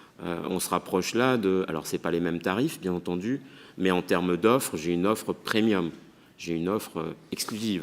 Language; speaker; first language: French; native; French